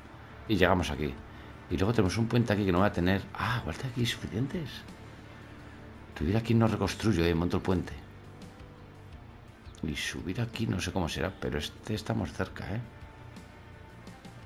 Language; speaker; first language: Spanish; native; Spanish